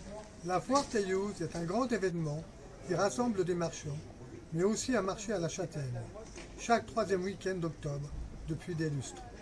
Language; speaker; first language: French; native; French